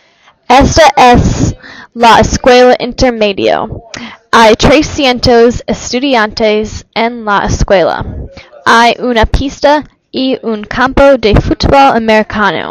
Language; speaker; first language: Spanish; non-native, learner; English